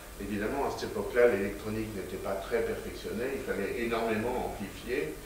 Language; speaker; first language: French; native; French